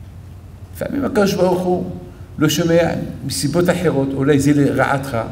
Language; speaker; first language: Hebrew; non-native, fluent; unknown